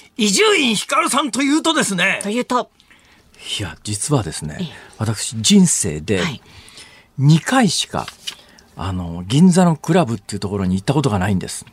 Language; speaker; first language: Japanese; native; Japanese